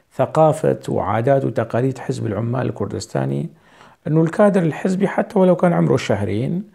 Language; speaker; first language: Arabic; non-native, local second language; Kurdish